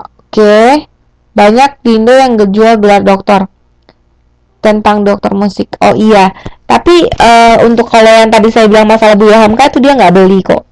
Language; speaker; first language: Indonesian; native; Indonesian